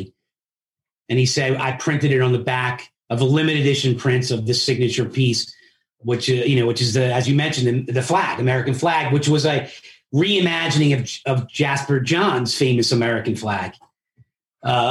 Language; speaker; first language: English; early bilingual, other home language; Italian